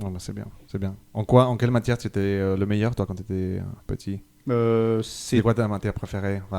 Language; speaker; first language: French; native; French